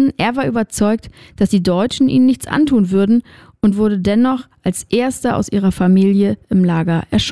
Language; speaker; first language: German; native; German